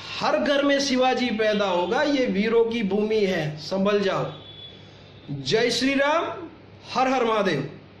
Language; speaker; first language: Hindi; non-native, local second language; Gujarati